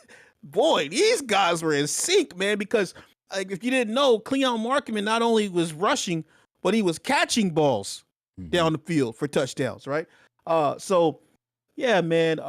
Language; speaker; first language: English; native; English